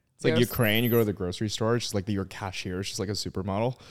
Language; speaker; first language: English; non-native, local second language; Filipino